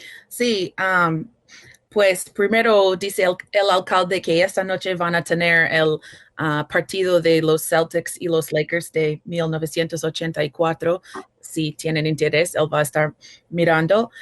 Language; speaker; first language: Spanish; non-native, fluent; English